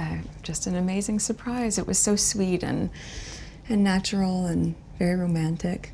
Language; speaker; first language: English; native; English